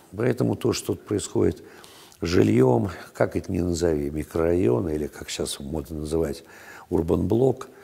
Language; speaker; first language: Russian; native; Russian